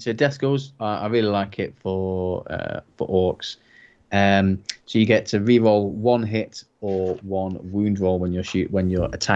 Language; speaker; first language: English; native; English